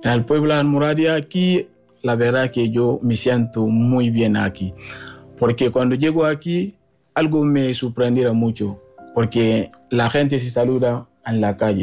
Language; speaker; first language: Spanish; non-native, learner; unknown